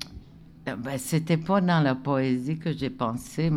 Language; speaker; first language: French; non-native, local second language; Innu-aimun